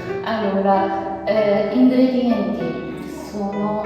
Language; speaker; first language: Italian; non-native, fluent; Japanese